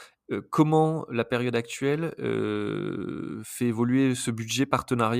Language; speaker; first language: French; native; French